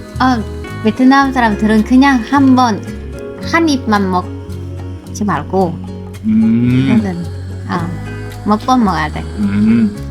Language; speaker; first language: Korean; non-native, learner; Vietnamese